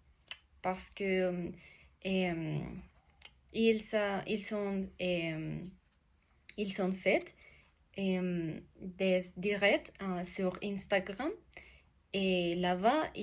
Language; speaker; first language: French; non-native, learner; Spanish